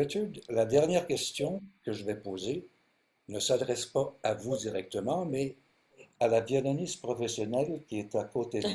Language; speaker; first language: French; native; French